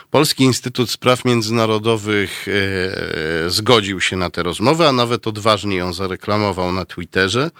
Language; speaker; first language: Polish; native; Polish